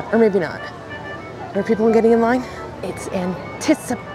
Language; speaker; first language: English; native; English